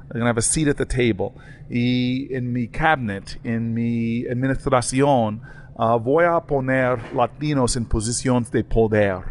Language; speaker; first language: Spanish; non-native, learner; English